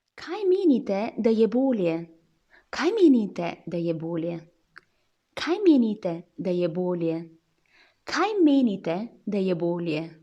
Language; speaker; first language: Slovenian; non-native, fluent; Chinese